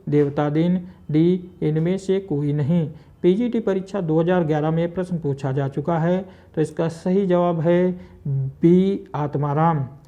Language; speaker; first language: Hindi; native; Hindi